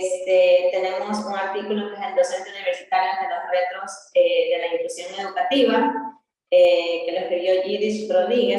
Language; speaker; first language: Spanish; native; Spanish